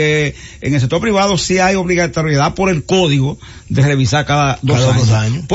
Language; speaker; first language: Spanish; native; Spanish